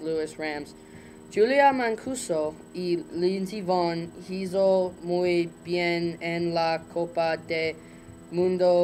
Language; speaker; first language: Spanish; non-native, learner; English